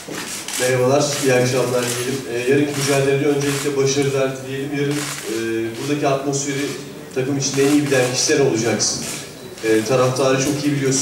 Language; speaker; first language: Turkish; native; Turkish